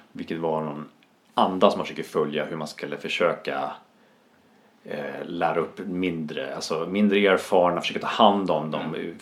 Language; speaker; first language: Swedish; native; Swedish